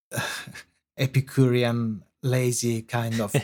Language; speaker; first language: English; non-native, fluent; Italian